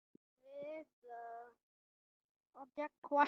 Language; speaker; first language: English; non-native, learner; Vietnamese